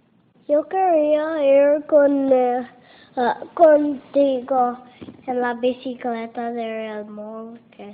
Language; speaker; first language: Spanish; early bilingual, heritage; Spanish